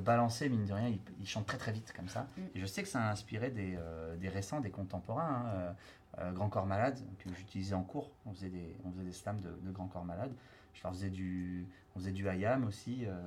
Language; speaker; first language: French; native; French